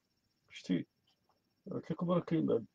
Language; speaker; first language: Arabic; native; Arabic